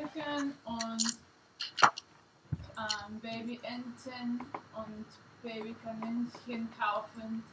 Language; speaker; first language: German; non-native, learner; English